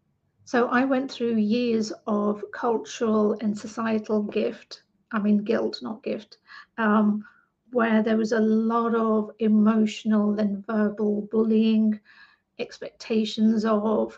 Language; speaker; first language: English; native; English